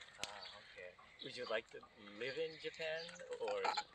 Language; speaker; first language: English; non-native, fluent; Japanese